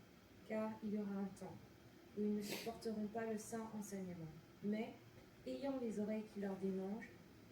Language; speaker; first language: French; native; French